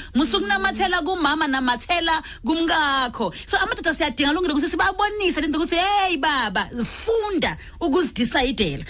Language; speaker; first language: Zulu; non-native, local second language; Swati